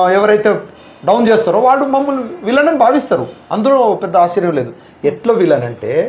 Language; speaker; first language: Telugu; native; Telugu